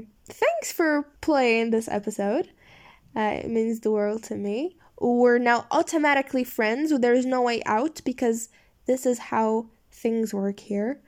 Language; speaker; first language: English; non-native, fluent; Arabic